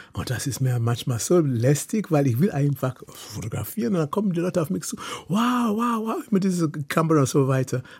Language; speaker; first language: German; non-native, fluent; Yoruba